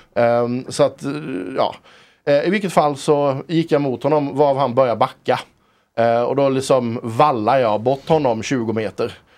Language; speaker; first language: Swedish; native; Swedish